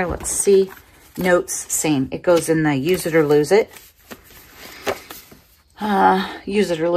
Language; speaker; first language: English; native; English